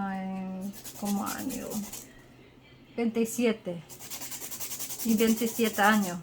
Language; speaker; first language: Spanish; non-native, learner; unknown